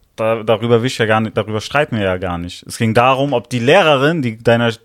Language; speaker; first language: German; early bilingual, other home language; Italian